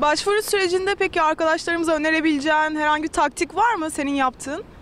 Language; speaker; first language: Turkish; native; Turkish